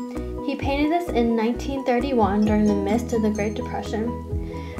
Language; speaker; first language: English; native; English